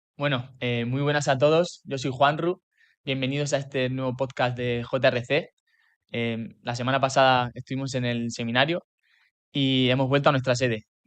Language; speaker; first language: Spanish; native; Spanish